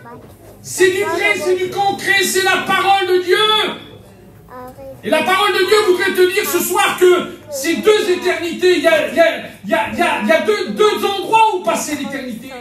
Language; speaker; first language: French; native; French